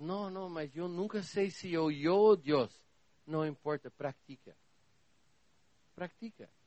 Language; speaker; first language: Spanish; non-native, learner; Portuguese